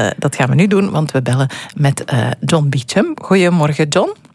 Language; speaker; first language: Dutch; native; Dutch